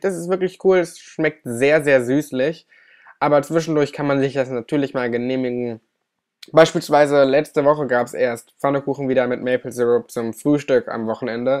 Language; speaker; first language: German; native; German